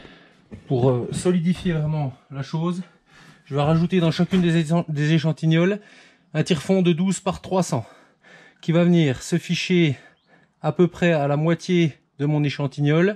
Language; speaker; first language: French; native; French